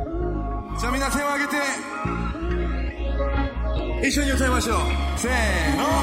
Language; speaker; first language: Japanese; non-native, fluent; Korean